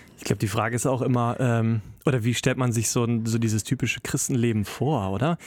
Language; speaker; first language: German; native; German